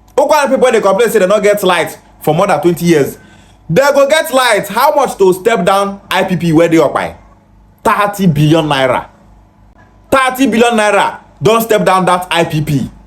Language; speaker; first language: Nigerian Pidgin; non-native, local second language; Igbo